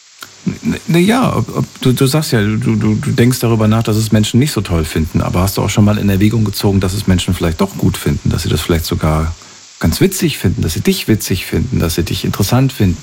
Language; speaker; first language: German; native; German